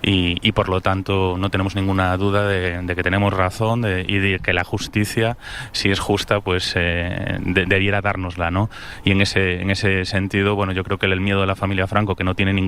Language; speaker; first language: Spanish; non-native, local second language; Galician